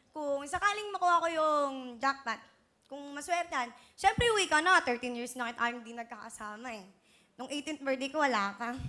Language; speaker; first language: Filipino; native; Filipino